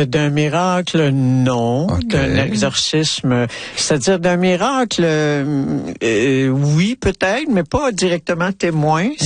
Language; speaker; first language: French; native; French